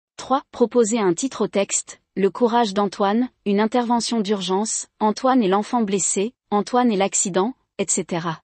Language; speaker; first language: French; non-native, local second language; Arabic